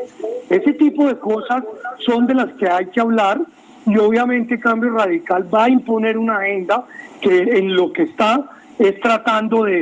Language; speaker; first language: Spanish; native; Spanish